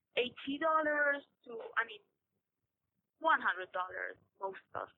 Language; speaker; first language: English; non-native, fluent; Persian